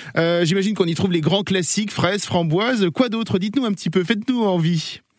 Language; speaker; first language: French; native; French